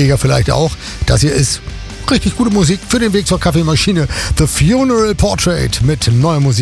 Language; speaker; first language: German; native; German